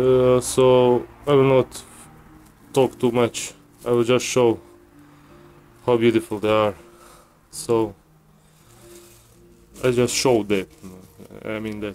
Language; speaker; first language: English; non-native, learner; Croatian